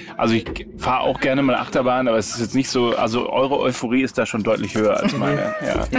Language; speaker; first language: German; native; German